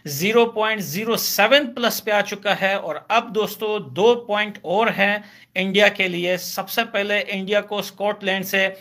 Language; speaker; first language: Urdu; non-native, fluent; Pashto